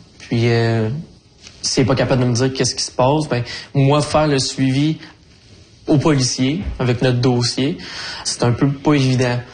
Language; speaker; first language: French; native; French